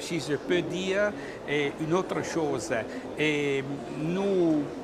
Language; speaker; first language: French; non-native, learner; Italian